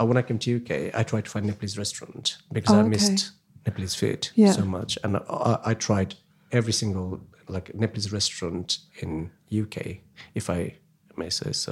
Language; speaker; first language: English; non-native, local second language; Nepali